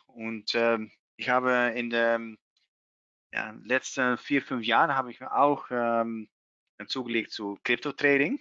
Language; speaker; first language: German; non-native, learner; Dutch